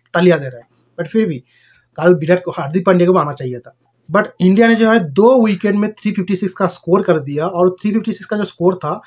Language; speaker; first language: Hindi; non-native, local second language; Bangla